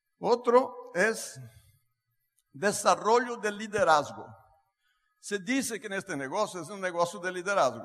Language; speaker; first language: Spanish; non-native, fluent; Portuguese